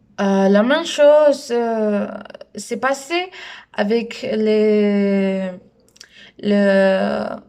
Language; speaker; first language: French; non-native, learner; Spanish